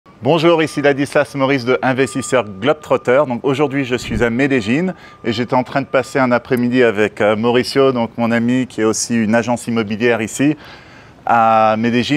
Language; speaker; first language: French; native; French